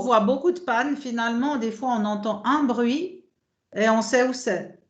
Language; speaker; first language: French; native; French